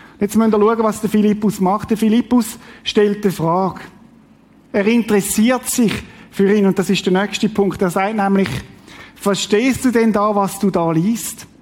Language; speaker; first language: German; native; German